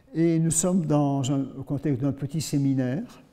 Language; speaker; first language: French; native; French